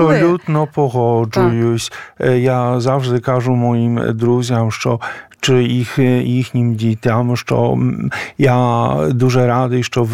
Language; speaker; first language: Ukrainian; non-native, fluent; Polish